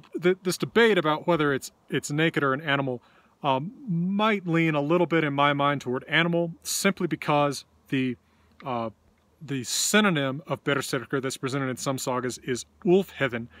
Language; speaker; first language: English; native; English